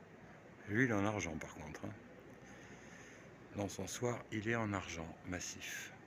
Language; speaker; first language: French; native; French